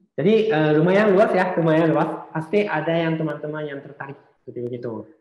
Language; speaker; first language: Indonesian; non-native, fluent; Japanese